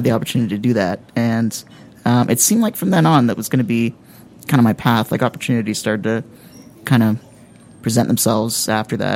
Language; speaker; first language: English; native; English